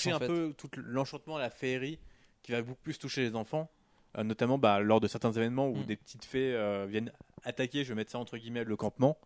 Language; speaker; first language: French; native; French